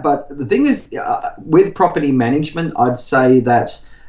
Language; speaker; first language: English; native; English